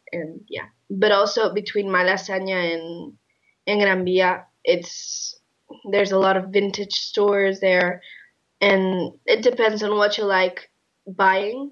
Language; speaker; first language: English; non-native, fluent; Spanish